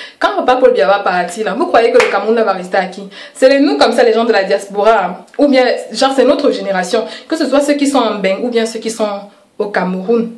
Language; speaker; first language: French; native; French